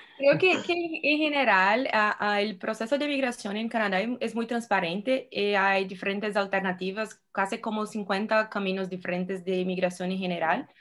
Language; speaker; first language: Spanish; non-native, fluent; Portuguese